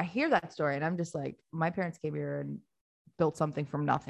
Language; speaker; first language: English; early bilingual, other home language; Albanian